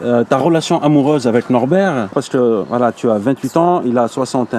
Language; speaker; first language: French; native; French